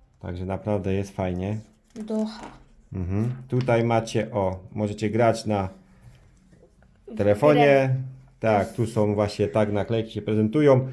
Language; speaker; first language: Polish; early bilingual, heritage; Polish